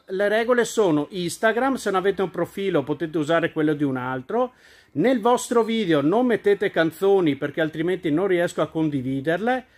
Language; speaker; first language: Italian; native; Italian